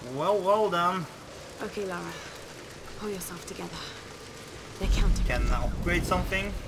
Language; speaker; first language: English; non-native, fluent; Norwegian